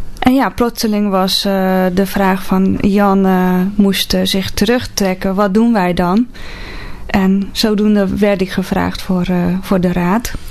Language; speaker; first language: Dutch; non-native, fluent; Hungarian